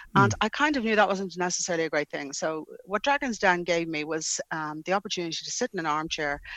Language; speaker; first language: English; native; English